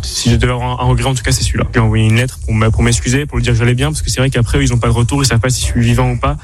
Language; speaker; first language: French; native; French